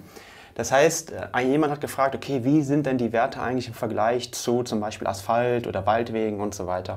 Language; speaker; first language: German; native; German